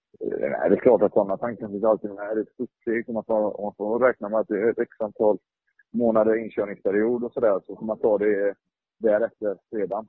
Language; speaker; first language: Swedish; native; Swedish